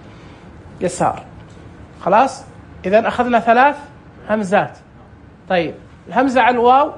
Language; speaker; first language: Arabic; native; Arabic